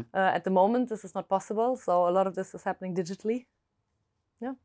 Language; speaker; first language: English; non-native, fluent; German